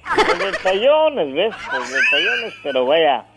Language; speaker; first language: Spanish; native; Spanish